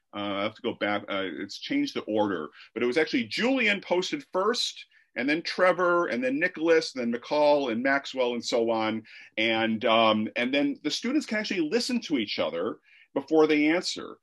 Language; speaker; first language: English; native; English